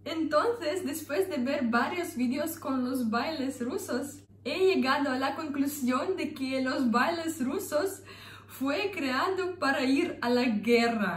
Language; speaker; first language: Spanish; non-native, fluent; Russian